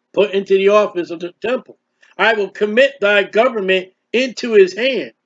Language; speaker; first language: English; native; English